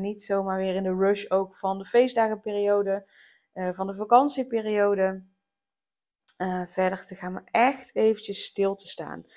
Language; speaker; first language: Dutch; native; Dutch